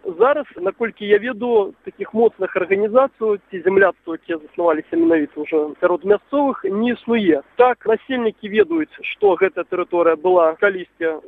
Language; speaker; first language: Belarusian; native; Belarusian